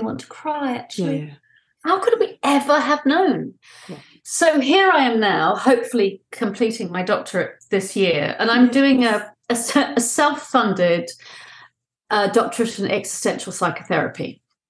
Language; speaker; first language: English; native; English